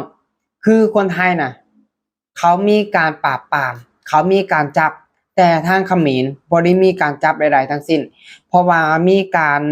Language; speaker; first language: Thai; non-native, local second language; Lao